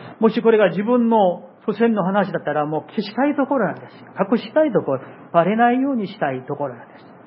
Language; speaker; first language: Japanese; non-native, fluent; Korean